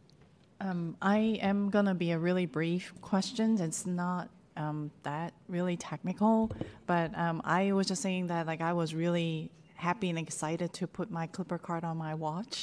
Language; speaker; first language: English; non-native, local second language; Cantonese